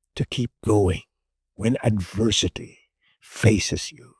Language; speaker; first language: English; non-native, local second language; Filipino